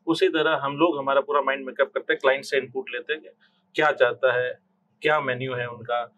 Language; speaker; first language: Hindi; native; Hindi